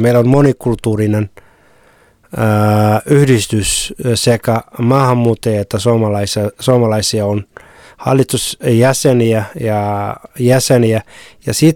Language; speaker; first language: Finnish; non-native, fluent; Somali